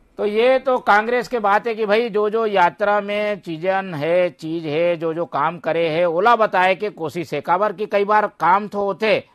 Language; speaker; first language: Hindi; native; Hindi